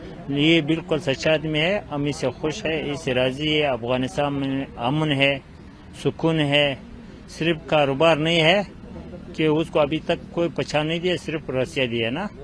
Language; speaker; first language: Hindi; non-native, learner; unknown